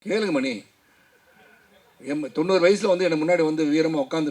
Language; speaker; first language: Tamil; native; Tamil